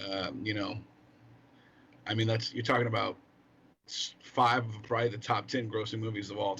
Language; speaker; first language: English; native; English